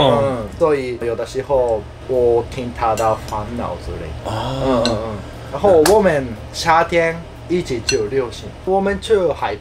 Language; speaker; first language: Chinese; non-native, fluent; Japanese